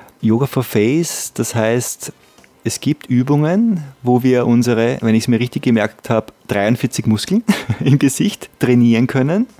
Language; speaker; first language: German; native; German